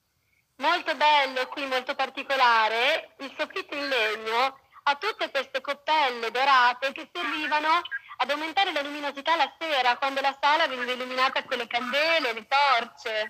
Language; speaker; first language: Italian; native; Italian